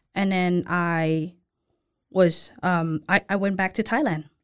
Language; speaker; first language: English; non-native, learner; Thai